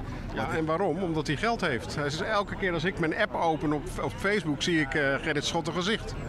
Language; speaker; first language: Dutch; native; Dutch